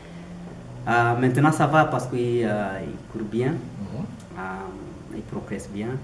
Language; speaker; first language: French; non-native, learner; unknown